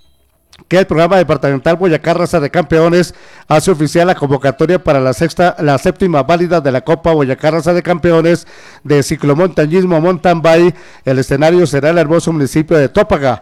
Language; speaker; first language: Spanish; native; Spanish